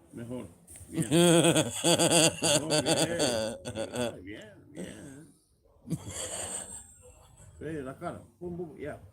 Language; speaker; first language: Spanish; non-native, learner; Romanian